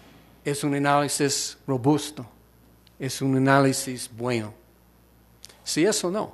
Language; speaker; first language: Spanish; non-native, fluent; English